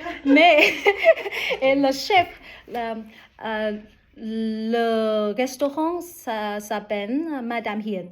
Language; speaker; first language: French; non-native, learner; Vietnamese